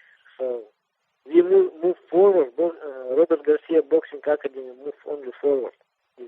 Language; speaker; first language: English; non-native, learner; Russian